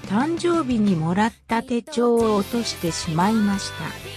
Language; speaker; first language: Japanese; non-native, learner; English